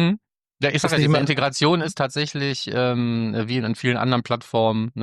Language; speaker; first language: German; native; German